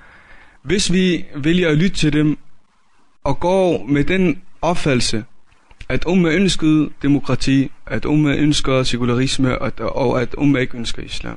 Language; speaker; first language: Danish; native; Danish